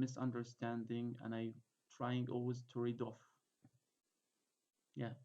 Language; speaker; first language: English; non-native, fluent; Arabic